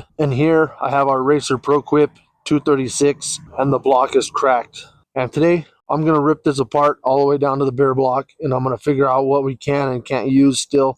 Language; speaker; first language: English; native; English